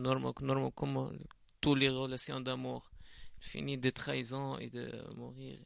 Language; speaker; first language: French; non-native, learner; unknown